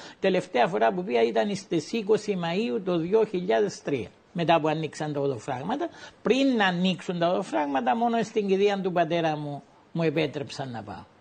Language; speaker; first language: Greek; native; Greek